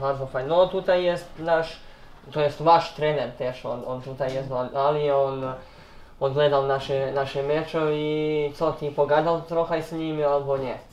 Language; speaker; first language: Polish; non-native, learner; Serbian